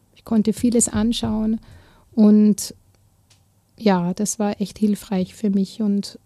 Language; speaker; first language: German; native; German